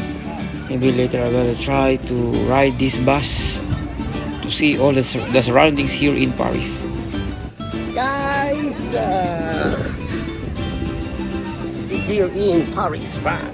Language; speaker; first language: English; non-native, local second language; Filipino